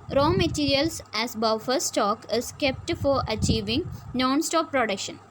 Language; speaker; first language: English; non-native, local second language; Malayalam